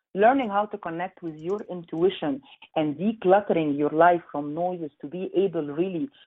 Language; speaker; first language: English; non-native, fluent; Arabic